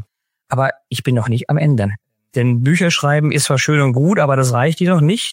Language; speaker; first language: German; native; German